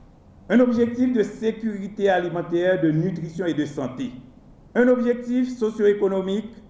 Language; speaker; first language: French; non-native, local second language; Haitian Creole